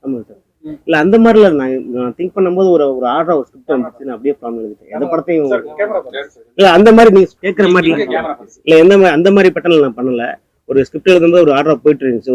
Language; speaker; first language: Tamil; native; Tamil